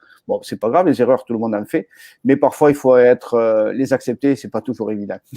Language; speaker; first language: French; native; French